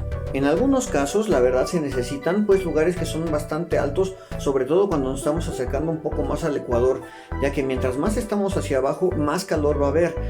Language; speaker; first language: Spanish; native; Spanish